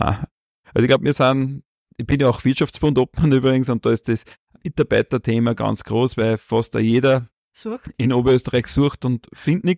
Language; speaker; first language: German; native; German